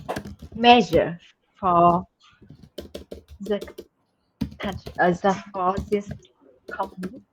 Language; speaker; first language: English; non-native, learner; Vietnamese